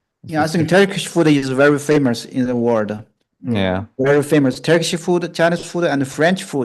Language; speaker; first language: English; non-native, fluent; Chinese